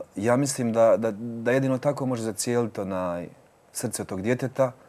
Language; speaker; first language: Croatian; native; Croatian